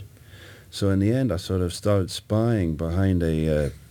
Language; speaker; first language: English; native; English